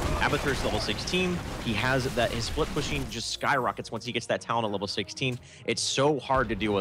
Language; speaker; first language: English; native; English